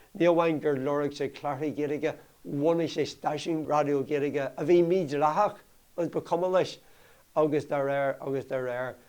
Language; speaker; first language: Irish; non-native, local second language; English